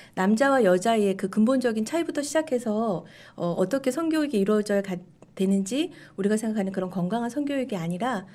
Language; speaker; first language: Korean; native; Korean